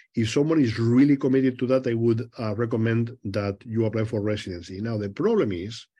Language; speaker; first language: English; non-native, fluent; Spanish